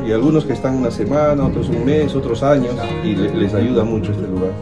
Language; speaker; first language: Spanish; native; Spanish